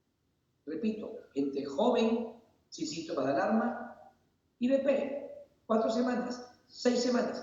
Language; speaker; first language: Spanish; native; Spanish